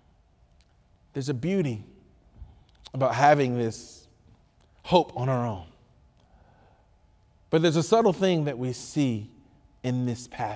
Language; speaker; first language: English; native; English